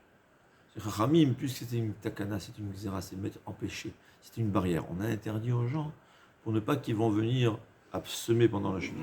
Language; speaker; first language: French; native; French